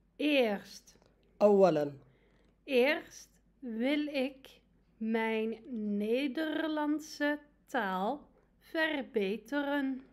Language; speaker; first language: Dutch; non-native, fluent; Arabic